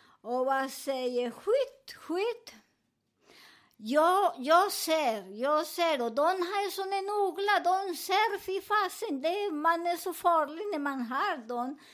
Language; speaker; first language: Swedish; non-native, learner; Spanish